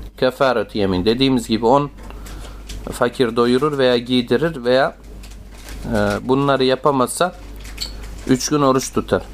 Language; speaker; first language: Turkish; native; Turkish